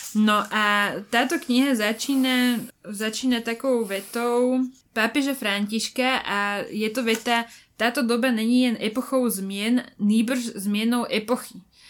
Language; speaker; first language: Slovak; native; Slovak